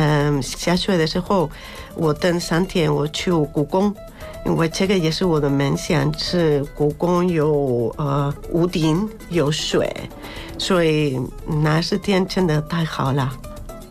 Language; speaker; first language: Chinese; non-native, fluent; Spanish